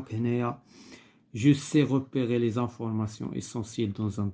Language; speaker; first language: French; non-native, local second language; Arabic